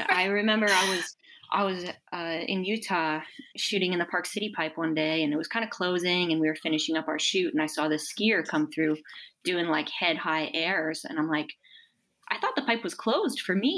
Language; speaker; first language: English; native; English